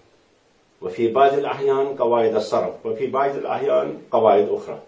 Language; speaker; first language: Arabic; non-native, fluent; Urdu